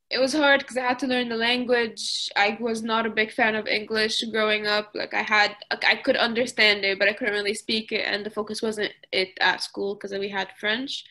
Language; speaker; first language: English; early bilingual, other home language; Arabic